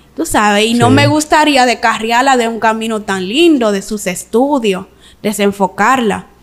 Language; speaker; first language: Spanish; native; Spanish